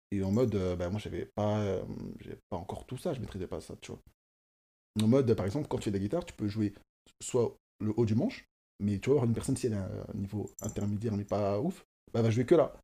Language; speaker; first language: French; early bilingual, other home language; Kongo